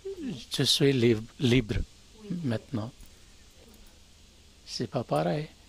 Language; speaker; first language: French; non-native, learner; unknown